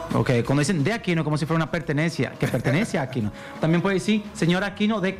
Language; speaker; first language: Spanish; native; Spanish